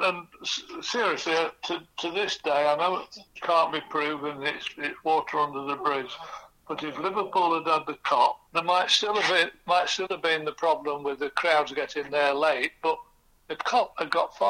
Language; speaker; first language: English; native; English